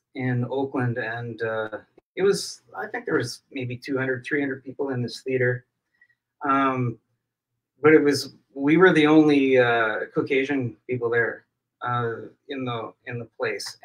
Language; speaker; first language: English; native; English